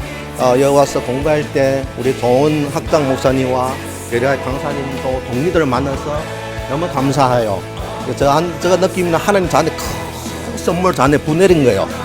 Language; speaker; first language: Korean; non-native, learner; Chinese